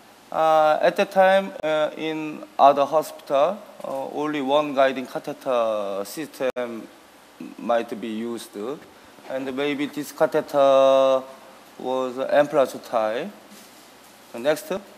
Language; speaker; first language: English; non-native, learner; Korean